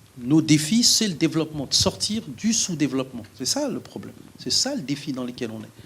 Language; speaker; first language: French; native; French